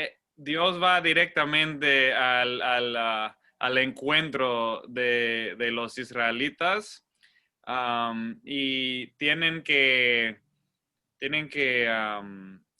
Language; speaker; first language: Spanish; non-native, fluent; English